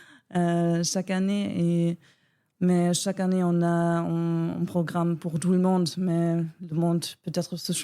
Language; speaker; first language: French; non-native, learner; German